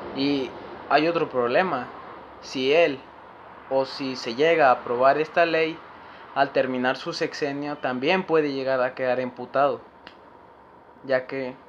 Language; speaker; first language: Spanish; native; Spanish